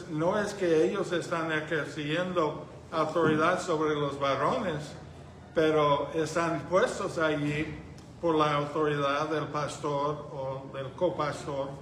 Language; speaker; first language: Spanish; non-native, fluent; English